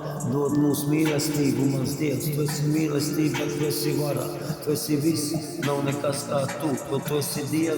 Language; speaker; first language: Latvian; non-native, local second language; Russian